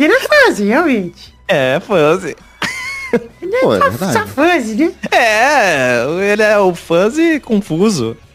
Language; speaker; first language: Portuguese; native; Portuguese